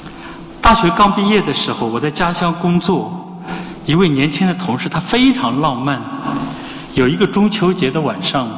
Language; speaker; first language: Chinese; native; Chinese